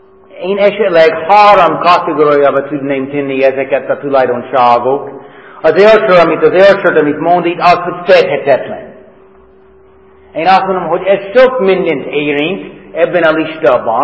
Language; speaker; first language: Hungarian; non-native, fluent; English